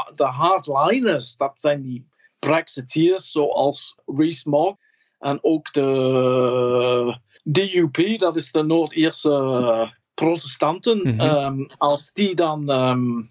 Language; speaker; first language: Dutch; non-native, fluent; English